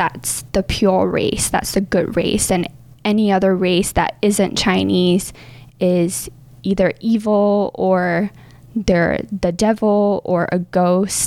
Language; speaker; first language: English; native; English